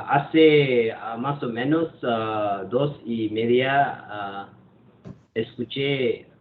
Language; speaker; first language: Spanish; non-native, learner; Bangla